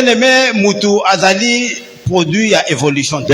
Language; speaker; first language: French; non-native, local second language; Lingala